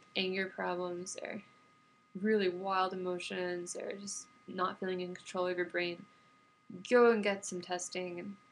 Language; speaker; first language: English; native; English